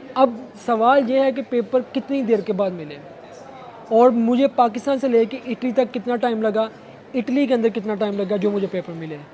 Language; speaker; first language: Urdu; non-native, local second language; Punjabi